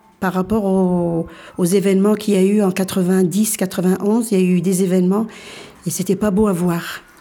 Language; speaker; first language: French; early bilingual, other home language; Arabic